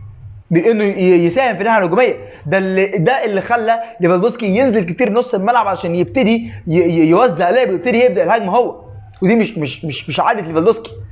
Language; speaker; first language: Arabic; native; Arabic